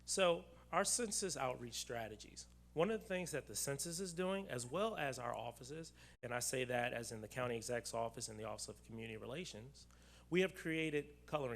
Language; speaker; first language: English; native; English